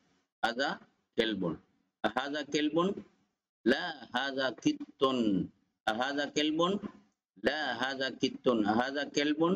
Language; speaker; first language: Arabic; non-native, fluent; Tamil